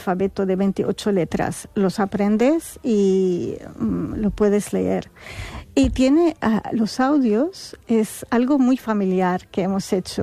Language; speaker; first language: Spanish; non-native, fluent; Arabic